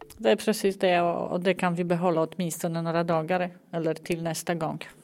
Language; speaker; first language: Swedish; non-native, fluent; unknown